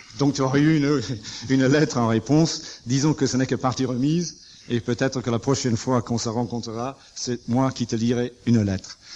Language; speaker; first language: French; non-native, fluent; English